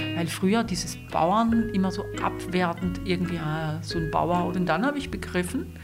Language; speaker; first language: German; non-native, local second language; Swiss German